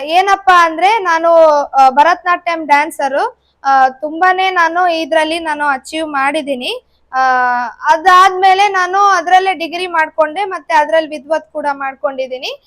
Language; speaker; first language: Kannada; native; Kannada